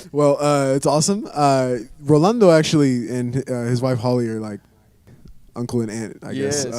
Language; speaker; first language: English; native; English